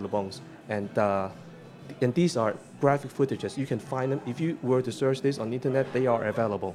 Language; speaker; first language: English; non-native, local second language; Cantonese